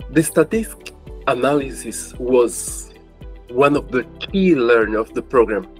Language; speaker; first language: English; non-native, fluent; Portuguese